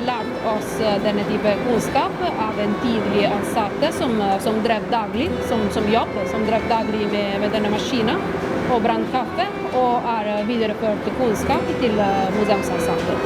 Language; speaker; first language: Norwegian; non-native, fluent; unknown